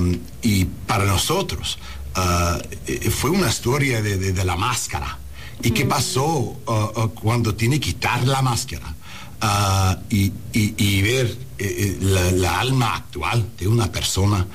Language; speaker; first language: Spanish; early bilingual, heritage; Spanish